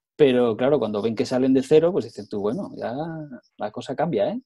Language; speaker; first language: Spanish; native; Spanish